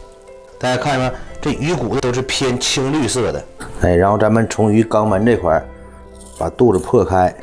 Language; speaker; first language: Chinese; native; Chinese